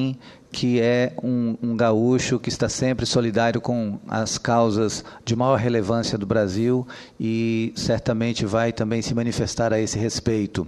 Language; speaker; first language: Portuguese; native; Portuguese